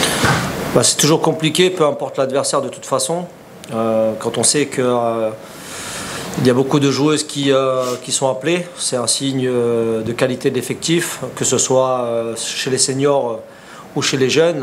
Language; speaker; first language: French; native; French